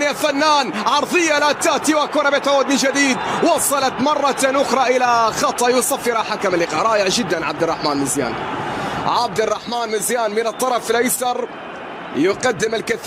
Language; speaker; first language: Arabic; native; Arabic